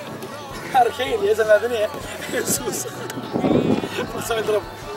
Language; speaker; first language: Spanish; native; Spanish